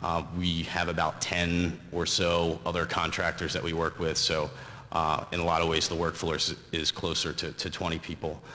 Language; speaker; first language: English; native; English